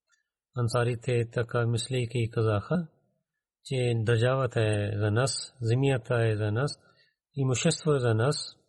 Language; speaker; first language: Bulgarian; non-native, learner; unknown